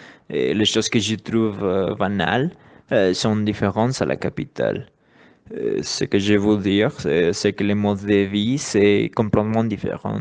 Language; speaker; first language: French; non-native, learner; Spanish